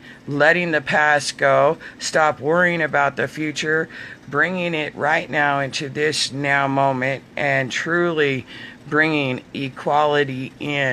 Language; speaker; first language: English; native; English